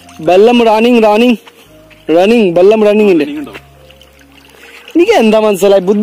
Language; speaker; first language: Malayalam; non-native, learner; Hindi